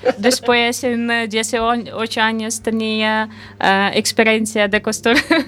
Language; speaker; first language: Spanish; non-native, learner; Russian